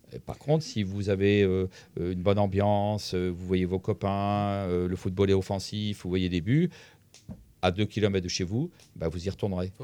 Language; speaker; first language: French; native; French